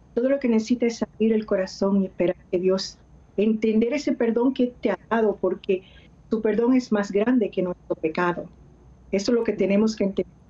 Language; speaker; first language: Spanish; early bilingual, heritage; Spanish